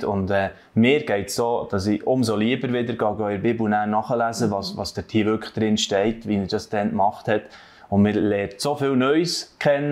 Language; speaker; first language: German; native; German